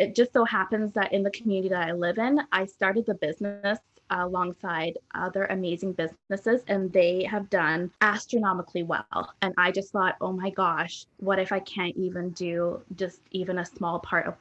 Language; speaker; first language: English; native; English